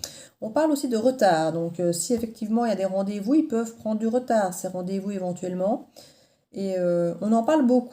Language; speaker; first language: French; native; French